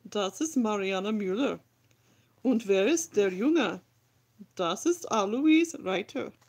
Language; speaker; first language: German; non-native, learner; English